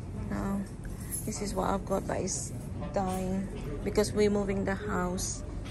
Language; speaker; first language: English; non-native, fluent; Indonesian